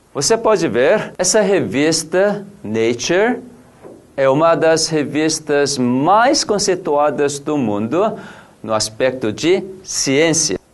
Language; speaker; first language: Portuguese; non-native, fluent; Korean